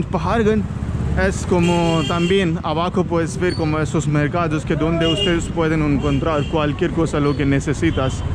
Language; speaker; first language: Spanish; non-native, learner; Hindi